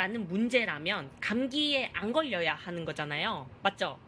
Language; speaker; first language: Korean; native; Korean